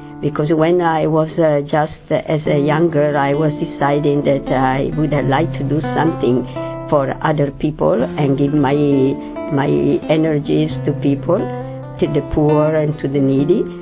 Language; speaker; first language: English; non-native, fluent; Italian